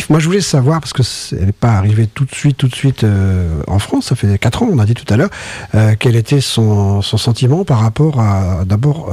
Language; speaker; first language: French; native; French